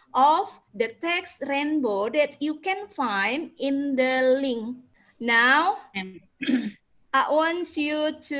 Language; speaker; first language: English; non-native, learner; Indonesian